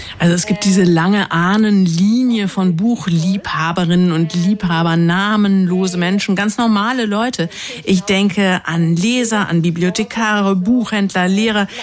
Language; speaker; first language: German; native; German